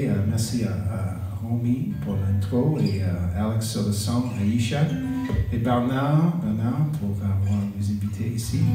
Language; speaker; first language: French; non-native, local second language; English